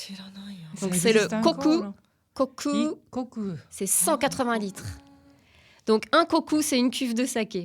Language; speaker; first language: French; native; French